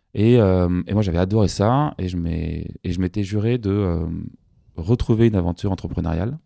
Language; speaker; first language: French; native; French